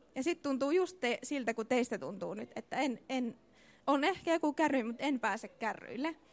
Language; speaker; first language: Finnish; native; Finnish